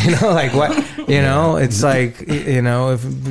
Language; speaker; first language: English; native; English